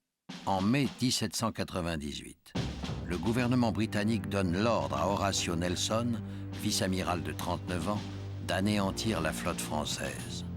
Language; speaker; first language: French; native; French